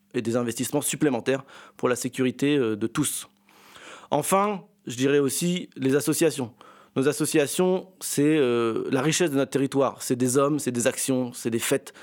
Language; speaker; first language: French; native; French